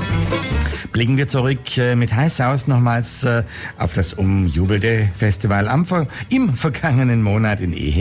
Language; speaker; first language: German; native; German